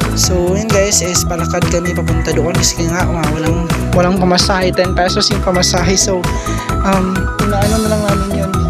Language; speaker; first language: Filipino; non-native, local second language; Cebuano